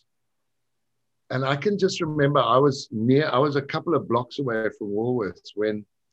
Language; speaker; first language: English; native; English